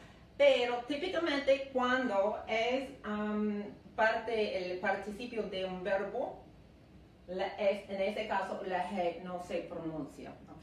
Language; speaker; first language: Spanish; non-native, fluent; English